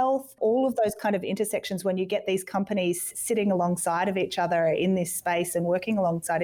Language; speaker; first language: English; native; English